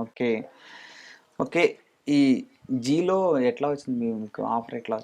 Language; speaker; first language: Telugu; native; Telugu